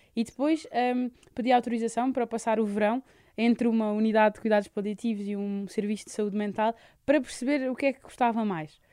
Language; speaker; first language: Portuguese; native; Portuguese